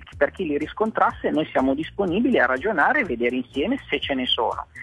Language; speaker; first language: Italian; native; Italian